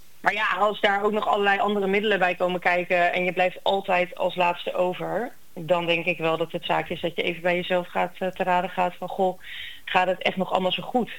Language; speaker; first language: Dutch; native; Dutch